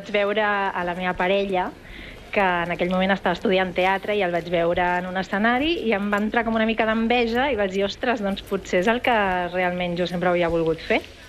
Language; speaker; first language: Catalan; native; Catalan